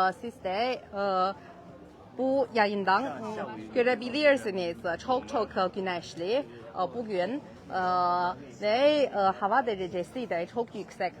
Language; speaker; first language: Turkish; non-native, learner; Chinese